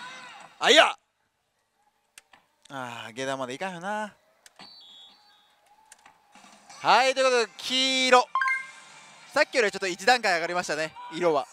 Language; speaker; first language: Japanese; native; Japanese